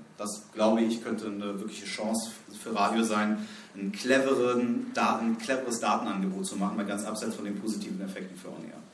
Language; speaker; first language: German; native; German